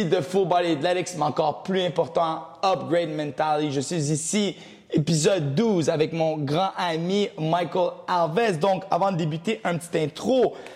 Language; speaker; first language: French; early bilingual, other home language; Portuguese